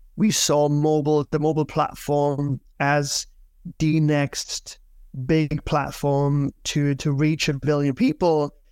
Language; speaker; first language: English; non-native, fluent; German